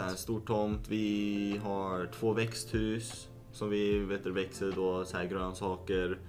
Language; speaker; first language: Swedish; non-native, fluent; Arabic